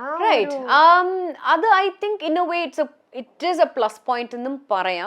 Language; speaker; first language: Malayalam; early bilingual, heritage; Malayalam